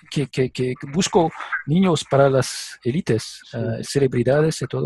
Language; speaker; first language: Spanish; non-native, learner; French